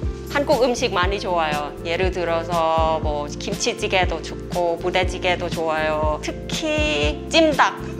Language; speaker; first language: Korean; non-native, fluent; Thai